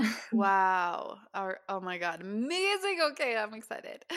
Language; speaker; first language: English; native; English